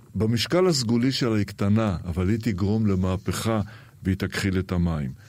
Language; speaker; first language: Hebrew; early bilingual, other home language; Arabic